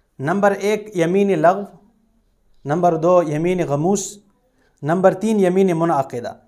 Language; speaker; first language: Urdu; non-native, local second language; Pashto